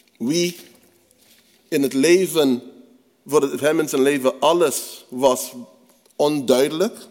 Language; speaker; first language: Dutch; native; Dutch